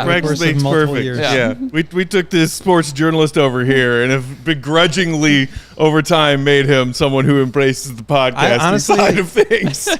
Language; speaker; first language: English; native; English